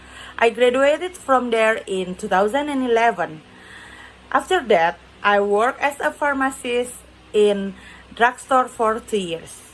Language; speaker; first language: English; non-native, learner; Indonesian